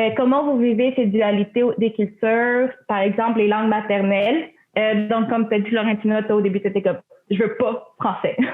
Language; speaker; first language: French; early bilingual, other home language; Spanish